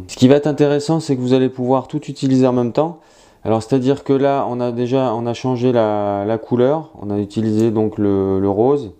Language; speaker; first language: French; native; French